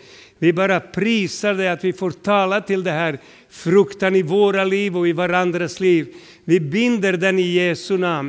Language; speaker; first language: Swedish; non-native, fluent; Serbian